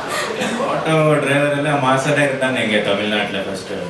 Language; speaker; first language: Tamil; non-native, learner; Malayalam